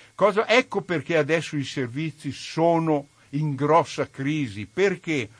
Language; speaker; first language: Italian; native; Italian